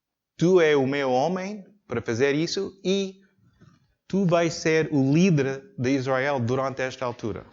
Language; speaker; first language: Portuguese; non-native, learner; English